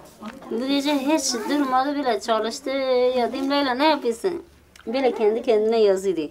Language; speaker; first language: Turkish; non-native, local second language; Kurdish